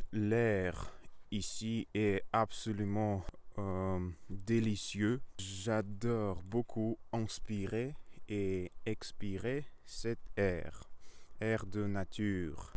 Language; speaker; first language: French; non-native, learner; Russian